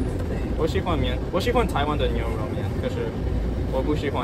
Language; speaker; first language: Chinese; non-native, learner; English